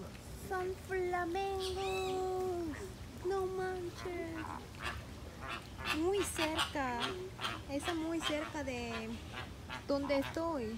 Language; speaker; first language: Spanish; non-native, fluent; Korean